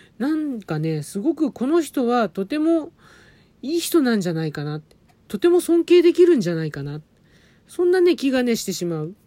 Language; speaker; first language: Japanese; native; Japanese